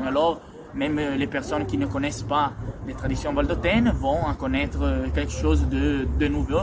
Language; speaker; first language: French; non-native, local second language; Italian